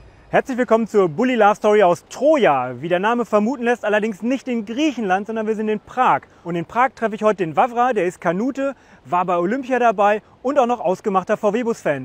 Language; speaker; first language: German; native; German